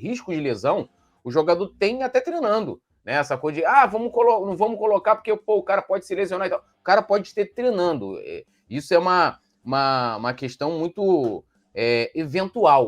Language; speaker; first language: Portuguese; native; Portuguese